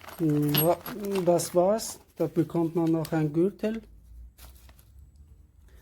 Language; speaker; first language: German; non-native, learner; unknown